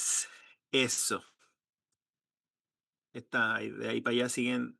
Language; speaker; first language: Spanish; native; Spanish